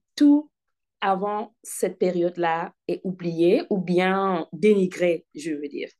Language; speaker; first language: French; non-native, local second language; Wolof